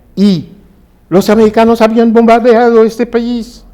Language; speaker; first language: Spanish; non-native, fluent; Haitian Creole